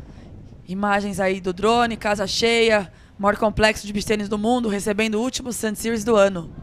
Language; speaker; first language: Portuguese; native; Portuguese